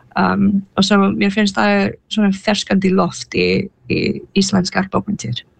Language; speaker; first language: Icelandic; non-native, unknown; English